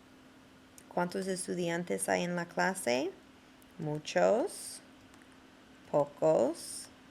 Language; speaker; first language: Spanish; non-native, fluent; English